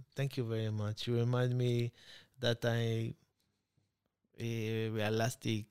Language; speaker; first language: English; non-native, learner; Hebrew